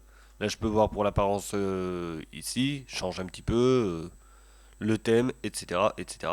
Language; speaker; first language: French; native; French